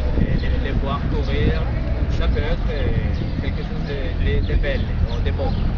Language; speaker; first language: French; non-native, learner; Spanish